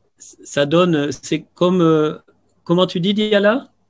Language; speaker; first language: French; native; French